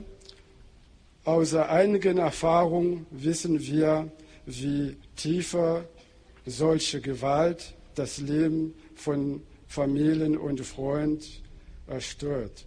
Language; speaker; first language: German; non-native, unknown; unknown